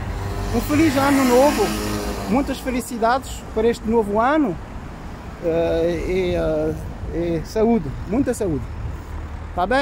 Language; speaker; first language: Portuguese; early bilingual, heritage; Portuguese